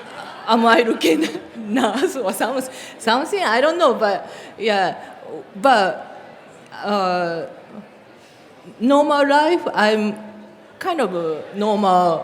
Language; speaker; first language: English; non-native, learner; Japanese